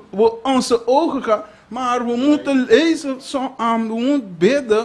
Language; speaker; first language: Dutch; non-native, learner; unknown